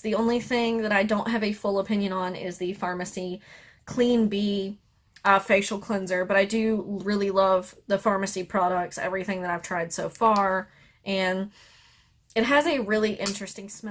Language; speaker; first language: English; native; English